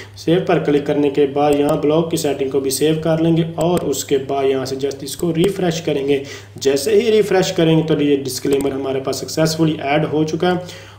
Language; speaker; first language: Urdu; non-native, local second language; Punjabi